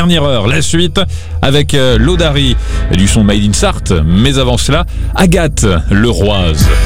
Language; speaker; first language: French; native; French